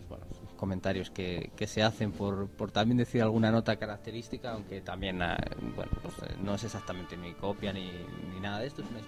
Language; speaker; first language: Spanish; native; Spanish